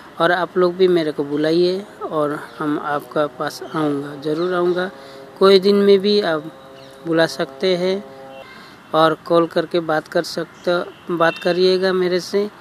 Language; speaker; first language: Hindi; non-native, local second language; Nepali